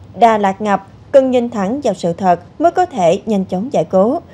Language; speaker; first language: Vietnamese; native; Vietnamese